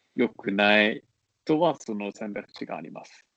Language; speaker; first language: Japanese; non-native, fluent; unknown